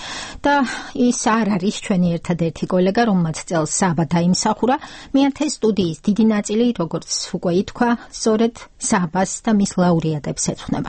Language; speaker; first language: Georgian; native; Georgian